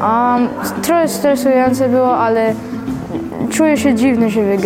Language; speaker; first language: Polish; early bilingual, heritage; Polish